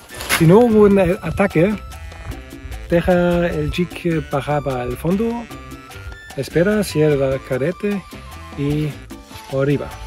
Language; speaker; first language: Spanish; non-native, learner; German